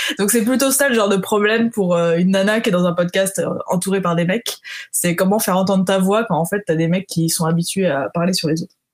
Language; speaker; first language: French; native; French